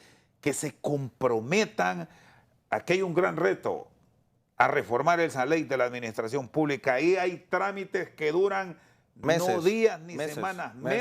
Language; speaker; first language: Spanish; native; Spanish